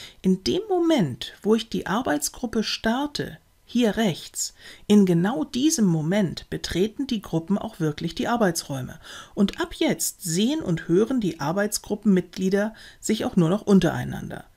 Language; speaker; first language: German; native; German